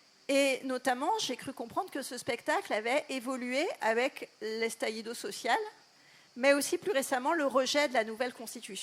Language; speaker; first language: French; native; French